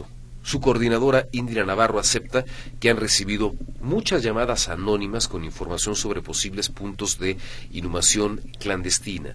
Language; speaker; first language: Spanish; native; Spanish